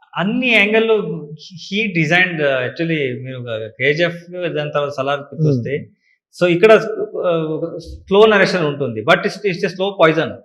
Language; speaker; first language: Telugu; non-native, learner; Kannada